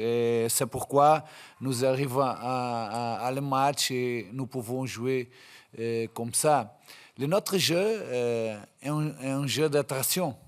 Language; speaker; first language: French; non-native, fluent; Portuguese